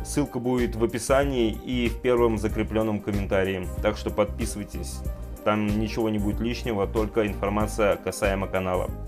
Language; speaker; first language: Russian; native; Russian